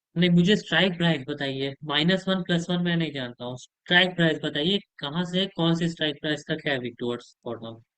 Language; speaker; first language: Hindi; native; Hindi